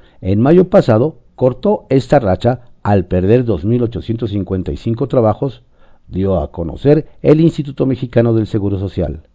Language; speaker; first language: Spanish; native; Spanish